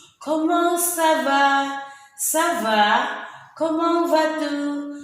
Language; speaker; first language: French; non-native, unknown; Indonesian